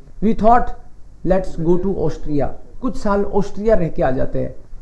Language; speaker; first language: English; non-native, local second language; Hindi